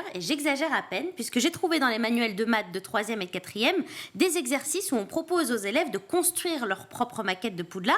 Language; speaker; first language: French; native; French